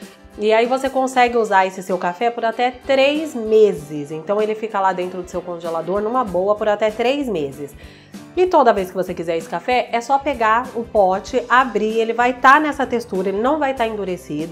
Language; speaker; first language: Portuguese; native; Portuguese